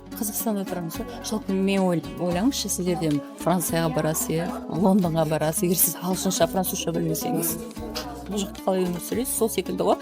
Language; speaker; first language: Kazakh; non-native, local second language; Russian